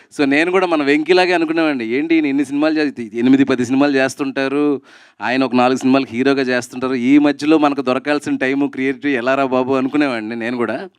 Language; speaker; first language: Telugu; native; Telugu